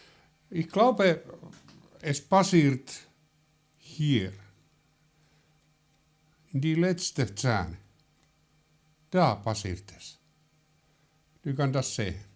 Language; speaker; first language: German; non-native, learner; Finnish